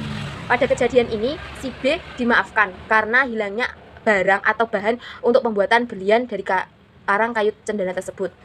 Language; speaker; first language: Indonesian; native; Indonesian